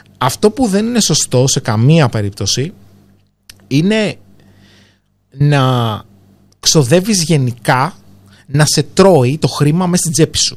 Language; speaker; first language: Greek; native; Greek